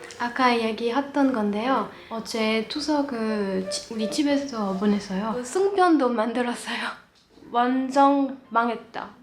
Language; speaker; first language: Korean; non-native, fluent; French